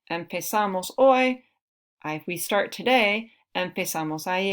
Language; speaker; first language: Spanish; non-native, fluent; English